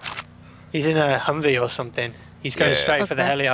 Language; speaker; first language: English; native; English